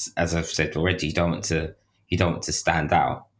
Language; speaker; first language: English; native; English